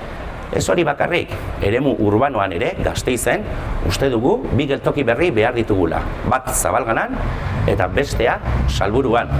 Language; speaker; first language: Basque; native; Basque